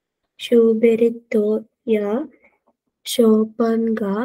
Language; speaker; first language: Japanese; non-native, learner; Sinhala